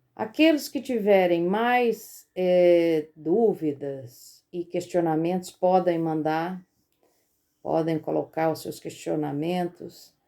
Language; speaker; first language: Portuguese; native; Portuguese